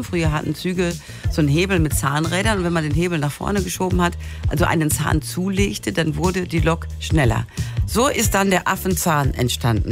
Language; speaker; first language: German; native; German